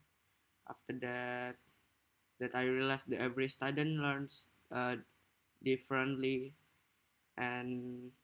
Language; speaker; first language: English; non-native, learner; Indonesian